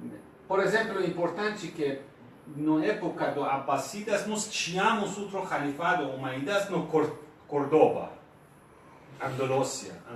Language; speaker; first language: Portuguese; non-native, fluent; Persian